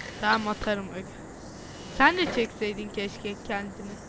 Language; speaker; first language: Turkish; native; Turkish